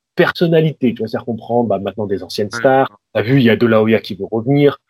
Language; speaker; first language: French; native; French